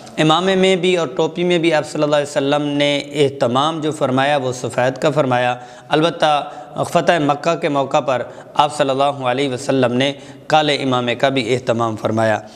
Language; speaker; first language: Urdu; non-native, local second language; Punjabi